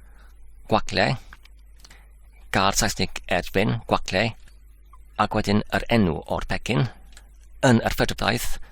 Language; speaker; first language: Welsh; non-native, learner; English